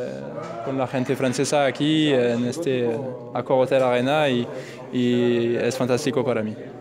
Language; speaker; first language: Spanish; non-native, learner; French